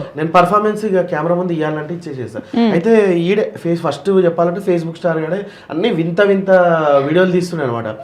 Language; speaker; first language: Telugu; native; Telugu